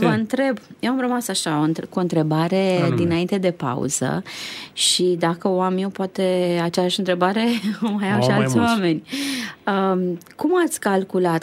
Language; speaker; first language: Romanian; native; Romanian